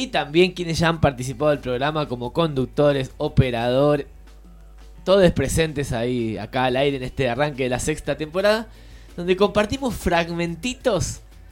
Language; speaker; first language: Spanish; native; Spanish